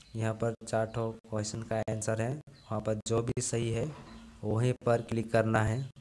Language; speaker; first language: Hindi; non-native, local second language; Bangla